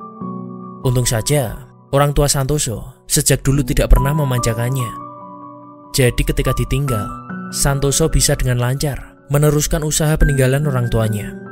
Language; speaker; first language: Indonesian; native; Indonesian